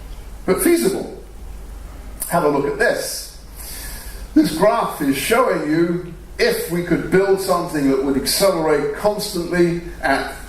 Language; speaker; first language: English; native; English